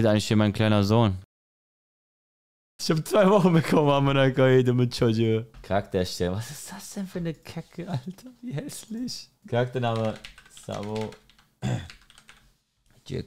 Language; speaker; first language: German; native; German